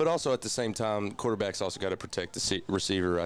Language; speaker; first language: English; native; English